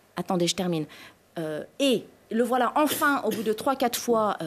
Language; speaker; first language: French; native; French